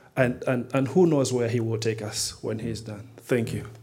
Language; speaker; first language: English; non-native, local second language; Nyanja